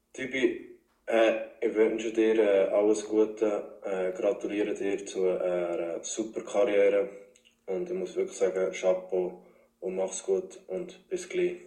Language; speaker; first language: German; native; German